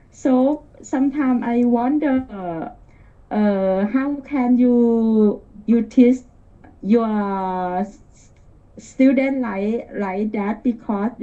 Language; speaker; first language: English; non-native, learner; Thai